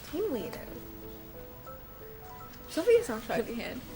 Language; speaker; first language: Welsh; non-native, local second language; English